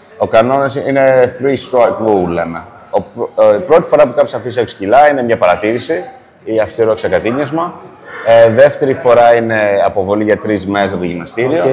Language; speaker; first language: Greek; early bilingual, heritage; Greek